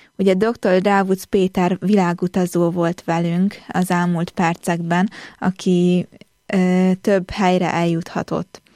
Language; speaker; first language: Hungarian; native; Hungarian